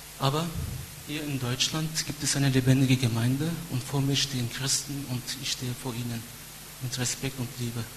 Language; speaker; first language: German; non-native, fluent; Turkish